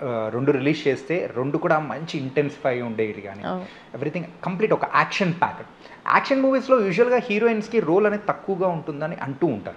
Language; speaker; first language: Telugu; native; Telugu